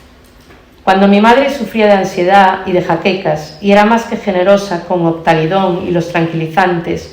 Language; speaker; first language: Spanish; native; Spanish